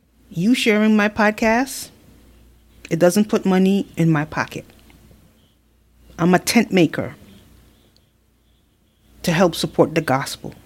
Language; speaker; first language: English; native; English